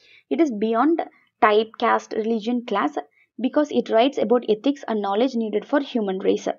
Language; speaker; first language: English; non-native, local second language; Tamil